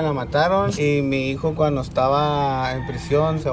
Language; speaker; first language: Spanish; native; Spanish